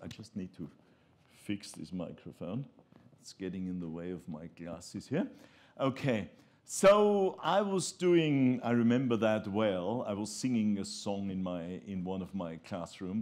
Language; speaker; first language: English; non-native, fluent; German